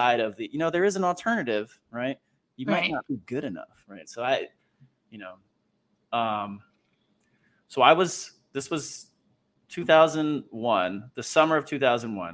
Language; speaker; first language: English; native; English